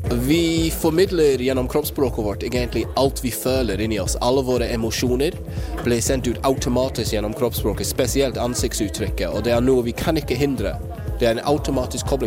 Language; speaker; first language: Norwegian; non-native, fluent; English